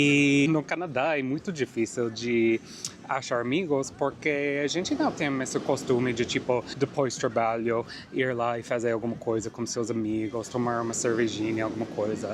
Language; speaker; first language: Portuguese; non-native, fluent; English